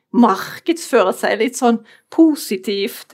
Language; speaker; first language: Norwegian; non-native, fluent; German